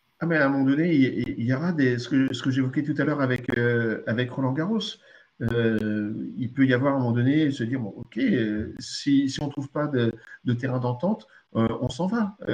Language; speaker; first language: French; early bilingual, other home language; Arabic